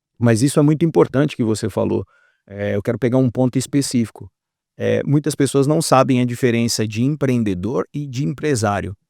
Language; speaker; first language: Portuguese; native; Portuguese